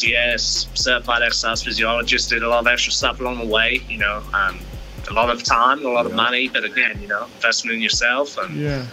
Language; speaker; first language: English; native; English